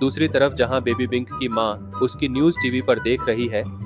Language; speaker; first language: Hindi; native; Hindi